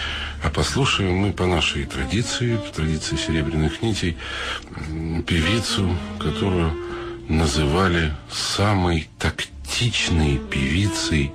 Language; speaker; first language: Russian; native; Russian